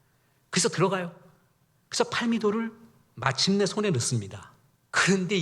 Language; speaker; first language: Korean; native; Korean